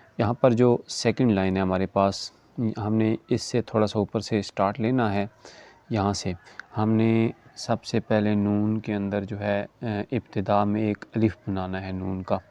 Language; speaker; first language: Urdu; non-native, local second language; Punjabi